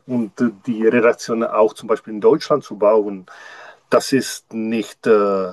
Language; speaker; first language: German; non-native, learner; Czech